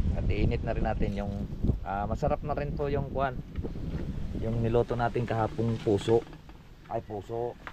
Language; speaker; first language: Filipino; non-native, local second language; Cebuano